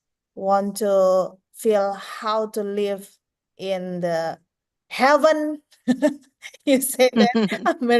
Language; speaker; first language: English; non-native, fluent; Indonesian